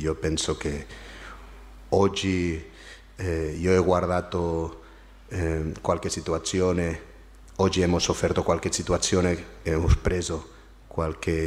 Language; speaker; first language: Italian; non-native, fluent; Spanish